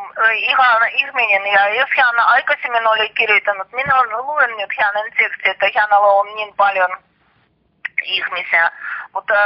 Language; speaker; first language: Finnish; non-native, learner; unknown